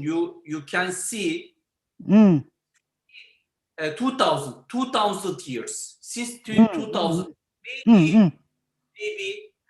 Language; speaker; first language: English; non-native, learner; Turkish